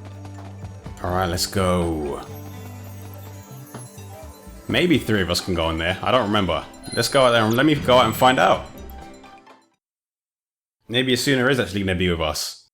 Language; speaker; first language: English; native; English